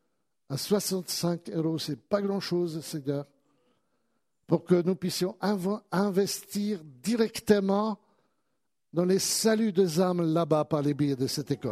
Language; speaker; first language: French; native; French